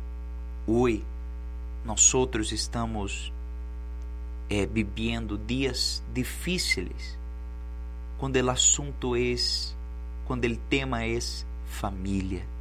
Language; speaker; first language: Portuguese; non-native, learner; Spanish